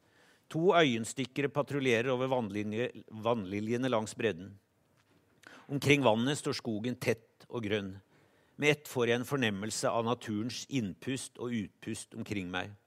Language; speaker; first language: Norwegian; native; Norwegian